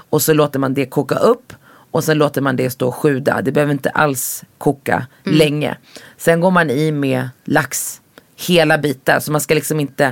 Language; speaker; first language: Swedish; early bilingual, other home language; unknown